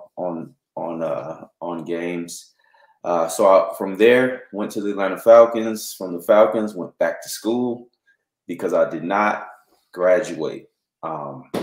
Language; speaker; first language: English; native; English